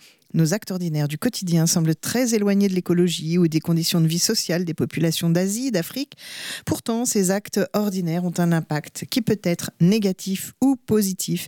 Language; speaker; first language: French; native; French